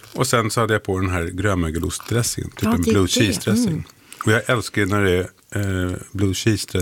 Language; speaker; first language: Swedish; native; Swedish